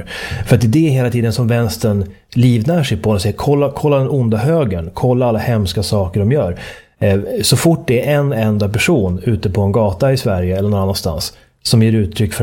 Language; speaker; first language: Swedish; native; Swedish